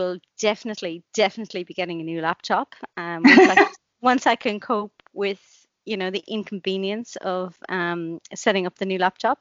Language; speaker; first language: English; native; English